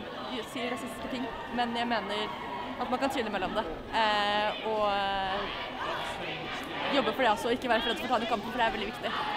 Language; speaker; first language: Norwegian; native; Norwegian